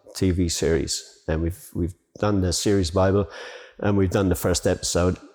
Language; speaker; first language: English; native; English